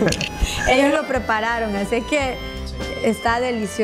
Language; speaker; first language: Spanish; native; Spanish